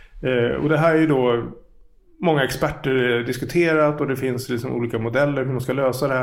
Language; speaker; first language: Swedish; native; Swedish